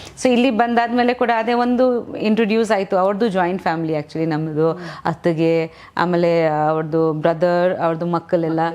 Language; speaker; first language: Kannada; non-native, fluent; Bangla